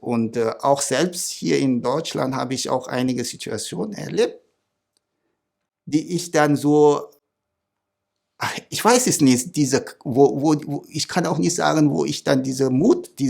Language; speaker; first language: German; non-native, fluent; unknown